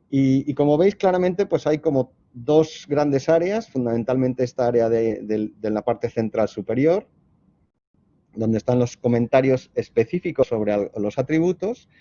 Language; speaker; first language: Spanish; native; Spanish